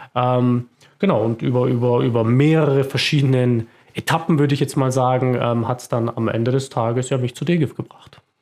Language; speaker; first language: German; early bilingual, other home language; Croatian